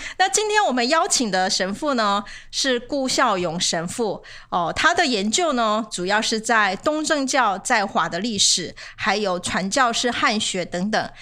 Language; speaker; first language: Chinese; native; Chinese